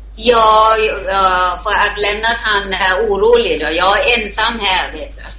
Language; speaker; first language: Swedish; non-native, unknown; Thai